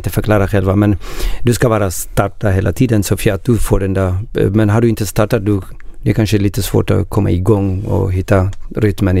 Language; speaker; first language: Swedish; non-native, learner; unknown